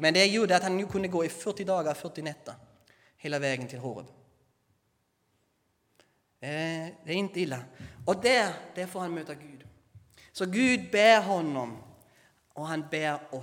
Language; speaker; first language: Swedish; non-native, fluent; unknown